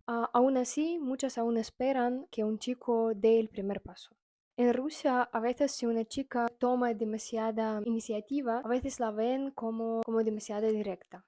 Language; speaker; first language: Spanish; non-native, fluent; Russian